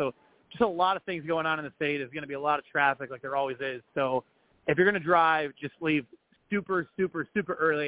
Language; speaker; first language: English; native; English